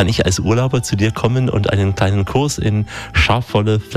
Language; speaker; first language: German; native; German